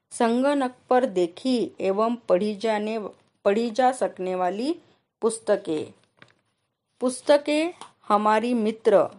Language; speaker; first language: Hindi; non-native, local second language; Marathi